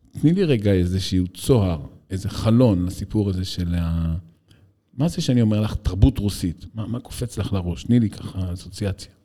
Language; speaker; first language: Hebrew; native; Hebrew